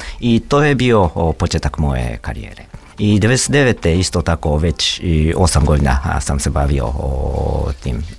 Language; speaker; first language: Serbian; non-native, fluent; Japanese